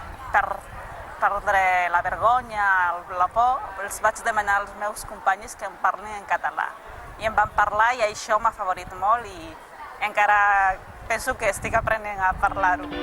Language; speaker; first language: Catalan; non-native, fluent; Spanish